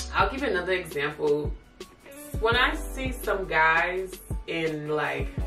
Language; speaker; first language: English; native; English